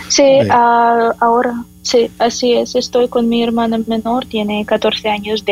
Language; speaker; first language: Spanish; non-native, fluent; Ukrainian